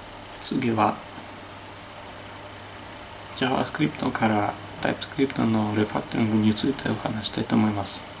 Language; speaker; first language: Japanese; non-native, fluent; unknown